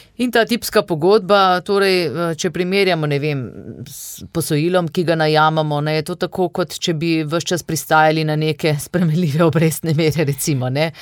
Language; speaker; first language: Slovenian; native; Slovenian